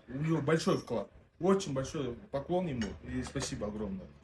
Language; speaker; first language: Russian; non-native, local second language; Kyrgyz